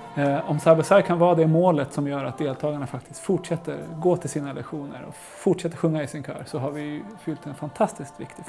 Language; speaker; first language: Swedish; native; Swedish